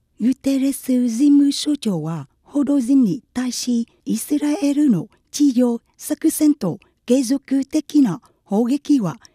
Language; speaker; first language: Japanese; non-native, fluent; Vietnamese